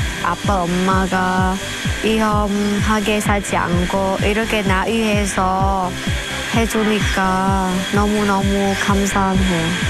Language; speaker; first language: Korean; non-native, learner; Vietnamese